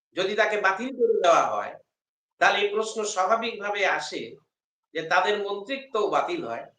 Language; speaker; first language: Bangla; native; Bangla